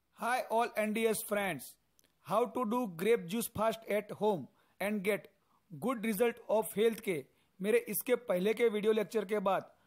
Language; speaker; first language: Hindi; non-native, local second language; Gujarati